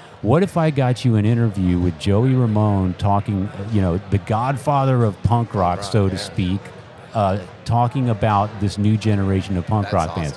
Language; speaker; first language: English; native; English